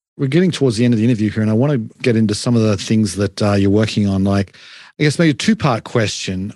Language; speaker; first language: English; native; English